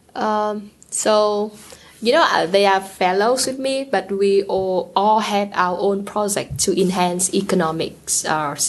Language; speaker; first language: English; non-native, learner; Vietnamese